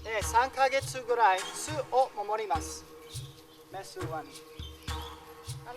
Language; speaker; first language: Japanese; non-native, learner; English